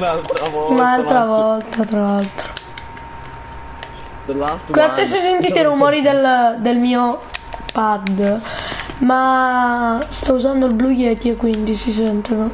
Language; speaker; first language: Italian; native; Italian